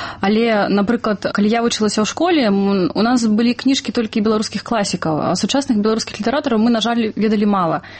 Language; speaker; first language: Belarusian; early bilingual, other home language; Russian